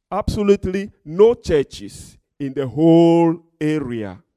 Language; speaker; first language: English; non-native, fluent; Ewe